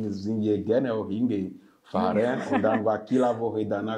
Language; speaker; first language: German; non-native, fluent; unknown